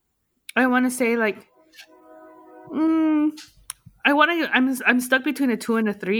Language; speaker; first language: English; early bilingual, other home language; Spanish